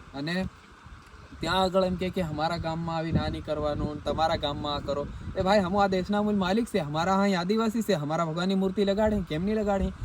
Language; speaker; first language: Gujarati; non-native, local second language; Bhili